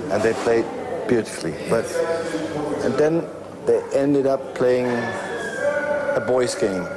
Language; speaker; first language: English; non-native, fluent; German